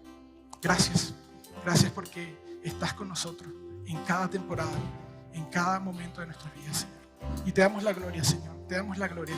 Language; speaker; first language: Spanish; native; Spanish